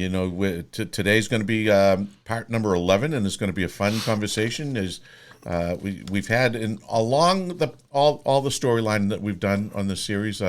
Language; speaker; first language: English; native; English